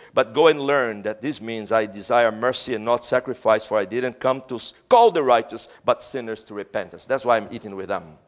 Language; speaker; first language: English; non-native, fluent; Portuguese